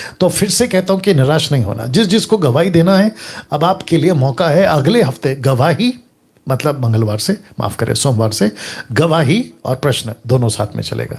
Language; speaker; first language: Hindi; native; Hindi